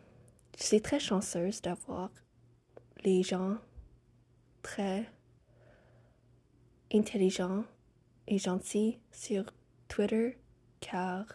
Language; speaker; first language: French; non-native, fluent; English